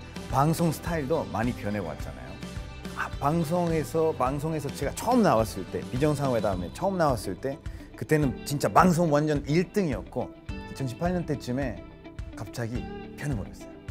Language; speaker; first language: Korean; non-native, fluent; Spanish